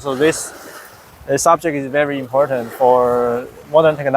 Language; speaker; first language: English; non-native, fluent; Chinese